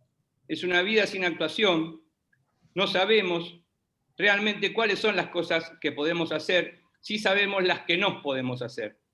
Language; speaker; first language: Spanish; native; Spanish